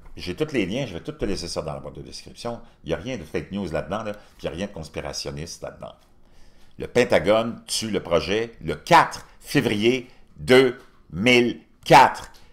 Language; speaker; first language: French; native; French